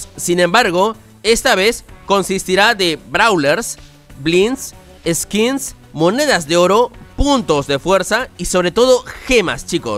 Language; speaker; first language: Spanish; native; Spanish